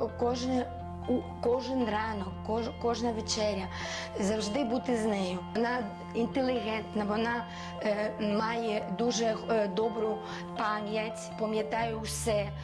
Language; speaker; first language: Ukrainian; non-native, local second language; Russian